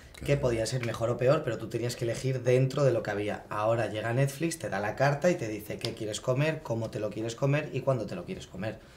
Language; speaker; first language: Spanish; native; Spanish